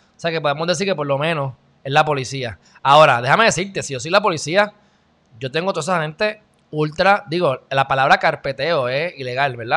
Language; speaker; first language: Spanish; native; Spanish